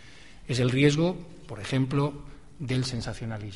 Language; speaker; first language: Spanish; native; Spanish